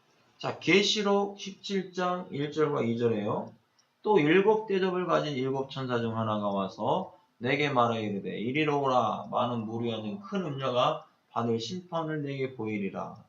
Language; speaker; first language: Korean; native; Korean